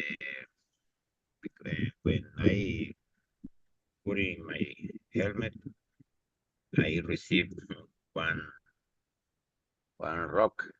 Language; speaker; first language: English; non-native, learner; Spanish